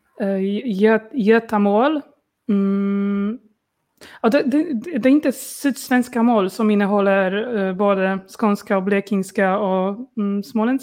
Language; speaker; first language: Swedish; non-native, learner; Polish